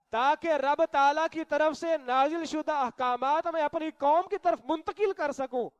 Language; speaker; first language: Urdu; non-native, local second language; Punjabi